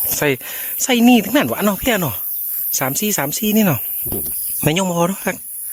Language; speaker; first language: Thai; native; Thai